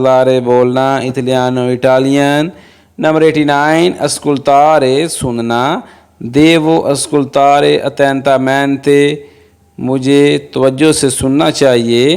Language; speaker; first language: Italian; non-native, fluent; Urdu